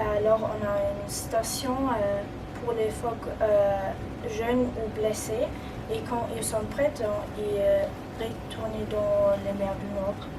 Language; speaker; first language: French; non-native, learner; German